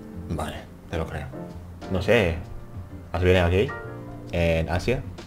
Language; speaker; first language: Spanish; non-native, learner; Indonesian